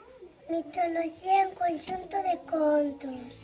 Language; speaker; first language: Spanish; non-native, local second language; Galician